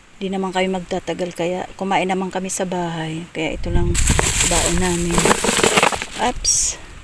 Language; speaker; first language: Filipino; non-native, local second language; Waray